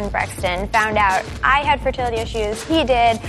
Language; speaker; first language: English; native; English